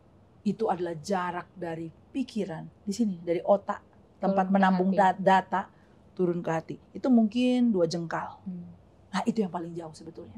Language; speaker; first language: Indonesian; native; Indonesian